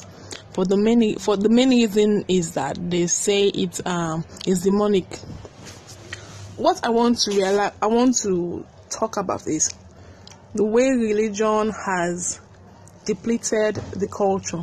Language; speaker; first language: English; non-native, local second language; Krio